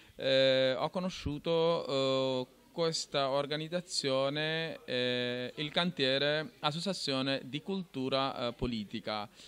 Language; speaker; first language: Italian; non-native, fluent; Bangla